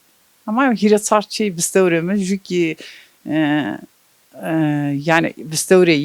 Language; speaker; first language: Turkish; non-native, local second language; Zaza